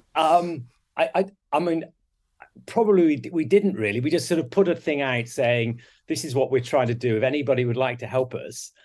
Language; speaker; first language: English; native; English